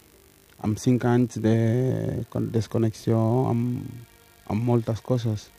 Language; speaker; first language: Catalan; early bilingual, other home language; Wolof